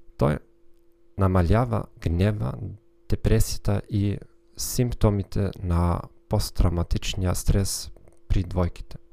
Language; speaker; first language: Bulgarian; non-native, learner; German